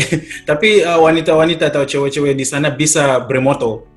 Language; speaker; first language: Indonesian; non-native, learner; English